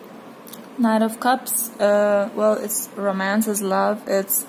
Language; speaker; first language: English; non-native, fluent; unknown